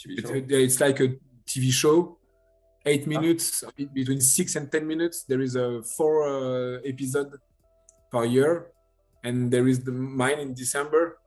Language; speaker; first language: English; non-native, learner; French